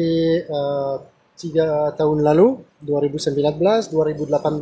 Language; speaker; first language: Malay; non-native, learner; French